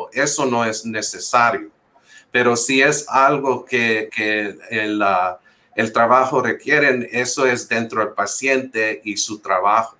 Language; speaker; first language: Spanish; early bilingual, heritage; English